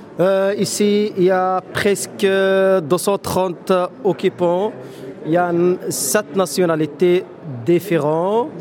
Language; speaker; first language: French; non-native, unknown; Arabic